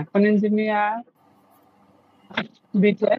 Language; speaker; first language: German; non-native, learner; Bangla